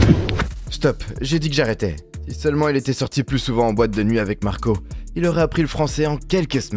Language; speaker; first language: French; native; French